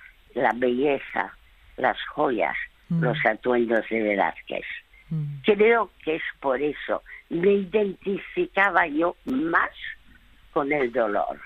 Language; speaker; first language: Spanish; early bilingual, other home language; French